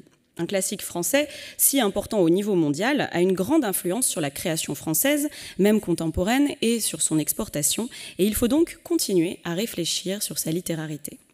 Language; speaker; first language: French; native; French